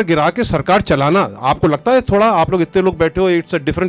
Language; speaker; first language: Hindi; native; Hindi